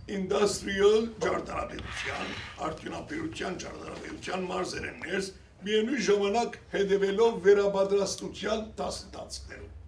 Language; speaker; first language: Armenian; early bilingual, heritage; Armenian